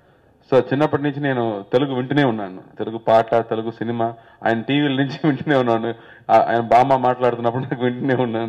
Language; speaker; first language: Telugu; non-native, learner; Tamil